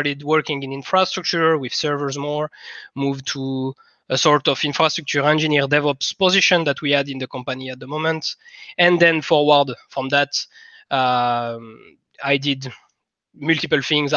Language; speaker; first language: English; non-native, fluent; French